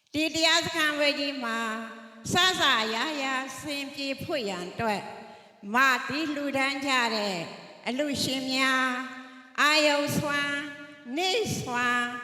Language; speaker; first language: Burmese; native; Burmese